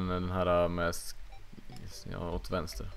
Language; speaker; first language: Swedish; native; Swedish